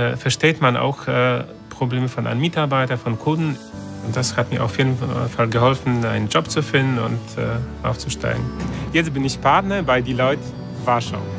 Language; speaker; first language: German; non-native, fluent; Polish